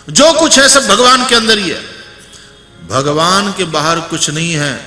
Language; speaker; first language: Hindi; non-native, local second language; Gujarati